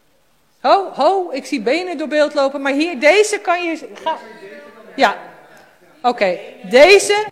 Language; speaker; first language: Dutch; native; Dutch